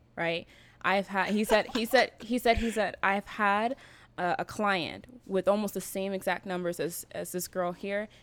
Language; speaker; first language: English; native; English